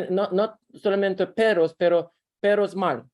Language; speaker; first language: Spanish; non-native, learner; Russian